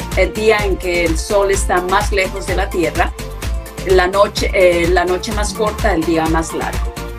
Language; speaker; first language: Spanish; native; Spanish